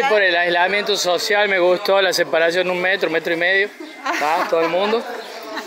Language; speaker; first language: Spanish; native; Spanish